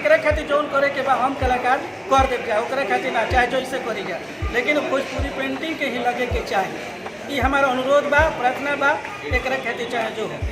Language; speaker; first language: Bhojpuri; native; Bhojpuri